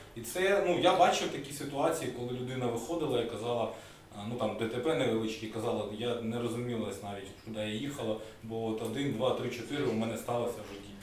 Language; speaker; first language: Ukrainian; non-native, local second language; Russian